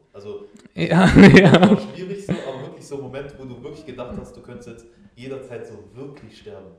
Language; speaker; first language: German; native; German